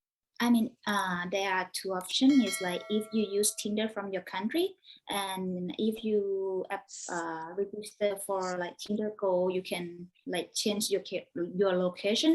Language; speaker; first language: English; non-native, learner; Thai